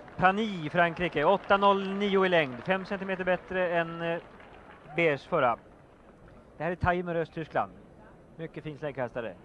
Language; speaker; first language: Swedish; native; Swedish